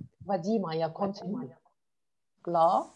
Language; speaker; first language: French; non-native, fluent; Arabic